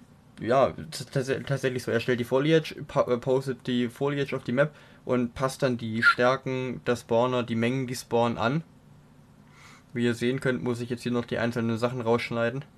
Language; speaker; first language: German; native; German